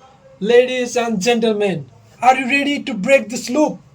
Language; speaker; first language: English; non-native, local second language; Nepali